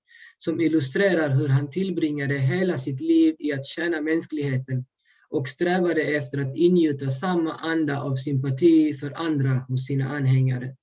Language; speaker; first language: Swedish; early bilingual, other home language; Urdu